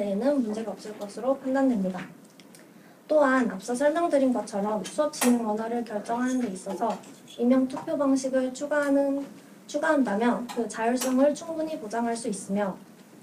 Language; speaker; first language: Korean; native; Korean